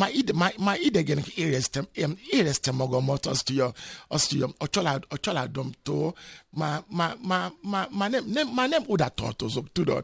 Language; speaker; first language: Hungarian; non-native, fluent; Yoruba